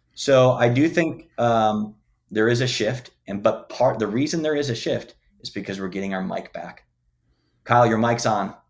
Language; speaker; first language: English; native; English